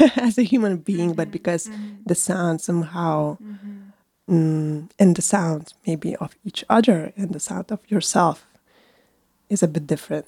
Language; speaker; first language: English; non-native, fluent; Lithuanian